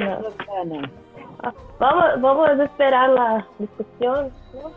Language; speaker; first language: Spanish; non-native, learner; Portuguese